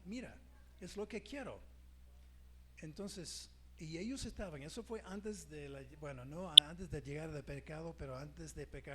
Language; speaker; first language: Spanish; non-native, fluent; English